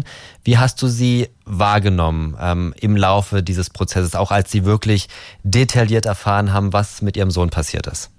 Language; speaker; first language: German; native; German